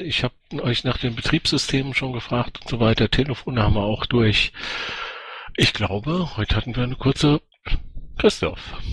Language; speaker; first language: German; native; German